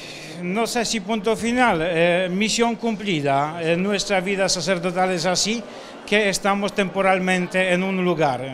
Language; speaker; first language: Spanish; non-native, fluent; Polish